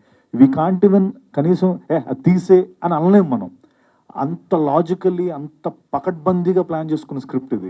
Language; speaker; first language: Telugu; native; Telugu